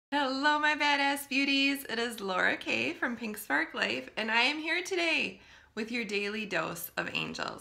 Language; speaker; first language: English; native; English